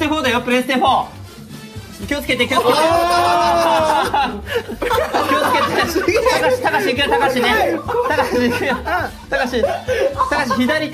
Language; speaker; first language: Japanese; native; Japanese